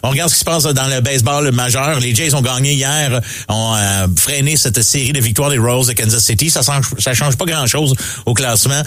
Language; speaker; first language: French; native; French